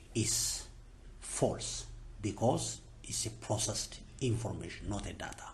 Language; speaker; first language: English; non-native, local second language; Amharic